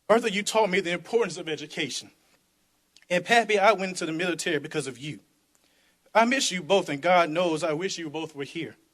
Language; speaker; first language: English; native; English